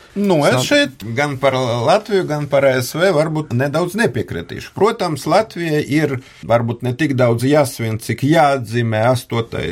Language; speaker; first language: Latvian; native; Latvian